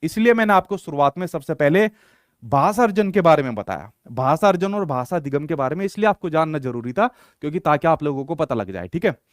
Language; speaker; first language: Hindi; native; Hindi